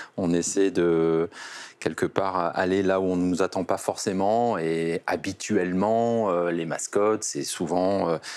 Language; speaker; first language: French; native; French